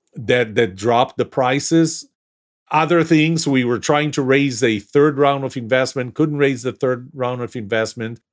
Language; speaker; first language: English; non-native, fluent; Hebrew